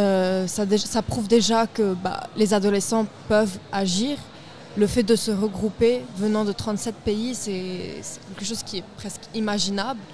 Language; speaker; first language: French; non-native, local second language; Arabic